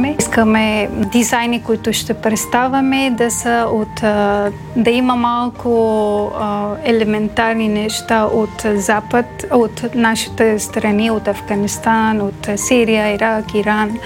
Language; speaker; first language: Bulgarian; non-native, learner; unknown